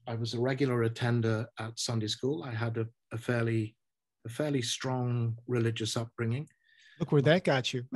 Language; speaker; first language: English; native; English